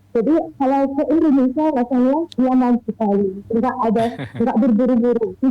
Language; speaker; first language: Indonesian; non-native, fluent; Arabic